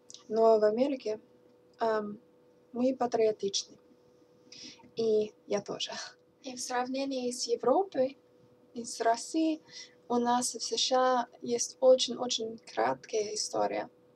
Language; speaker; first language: Russian; non-native, learner; English